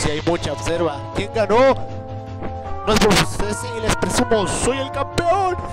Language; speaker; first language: Spanish; native; Spanish